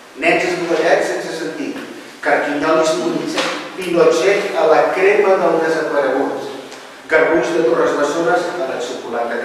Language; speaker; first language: Catalan; native; Catalan